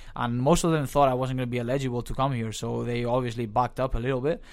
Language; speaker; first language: English; non-native, fluent; Spanish